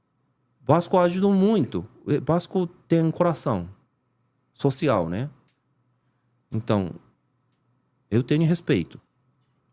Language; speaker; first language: Portuguese; non-native, learner; Japanese